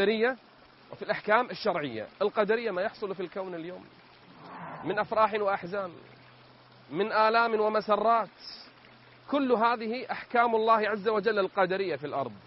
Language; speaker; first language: Arabic; native; Arabic